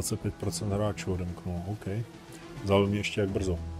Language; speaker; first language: Czech; native; Czech